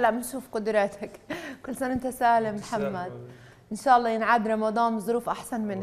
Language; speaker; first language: Arabic; native; Arabic